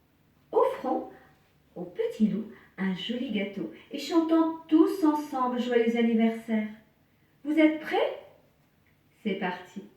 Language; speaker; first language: French; native; French